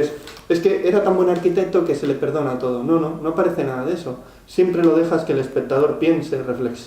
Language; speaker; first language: Spanish; native; Spanish